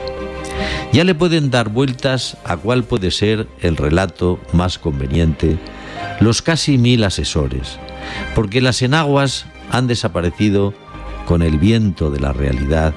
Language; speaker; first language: Spanish; native; Spanish